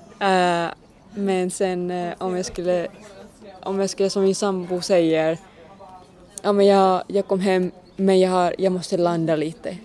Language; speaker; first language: Swedish; non-native, local second language; Finnish